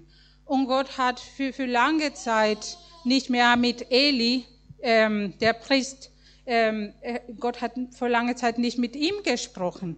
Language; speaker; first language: German; non-native, fluent; Spanish